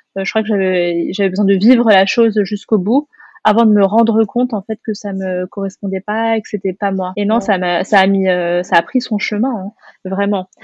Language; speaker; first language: French; native; French